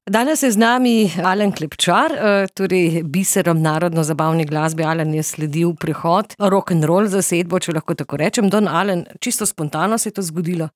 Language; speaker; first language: Slovenian; native; Slovenian